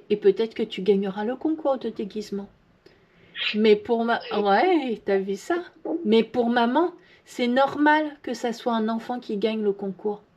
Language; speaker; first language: French; native; French